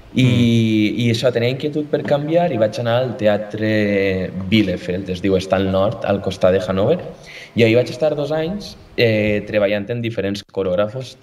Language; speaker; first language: Catalan; native; Catalan